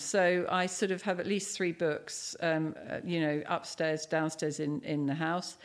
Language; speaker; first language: English; native; English